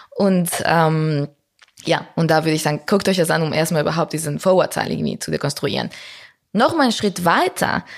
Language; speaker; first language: German; non-native, fluent; Spanish